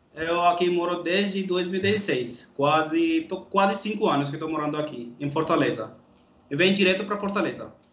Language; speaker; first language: Portuguese; non-native, learner; Urdu